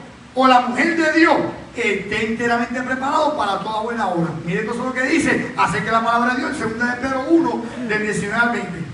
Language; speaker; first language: Spanish; native; Spanish